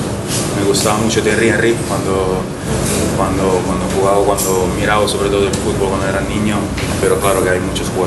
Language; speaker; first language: Spanish; non-native, fluent; Italian